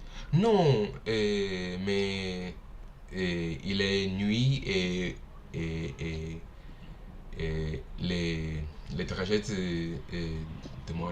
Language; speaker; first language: French; non-native, learner; Portuguese